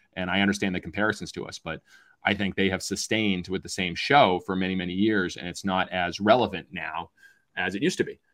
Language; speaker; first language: English; native; English